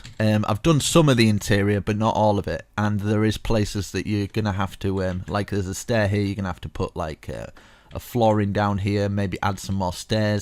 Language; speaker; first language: English; native; English